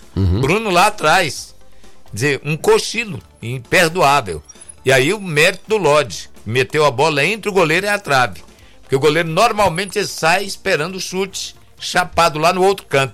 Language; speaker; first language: Portuguese; native; Portuguese